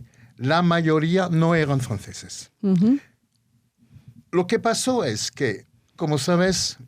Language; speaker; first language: Spanish; early bilingual, heritage; Ladino